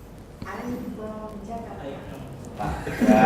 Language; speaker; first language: English; non-native, learner; Indonesian